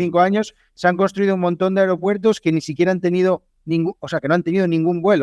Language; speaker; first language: Spanish; native; Spanish